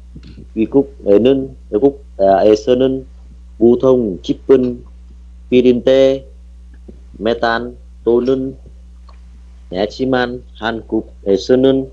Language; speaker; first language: Korean; non-native, learner; Vietnamese